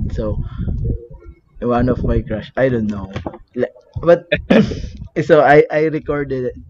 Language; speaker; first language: English; non-native, learner; Filipino